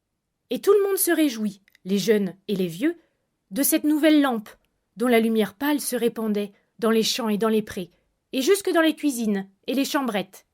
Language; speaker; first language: French; native; French